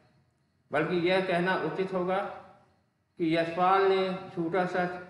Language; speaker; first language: Hindi; native; Hindi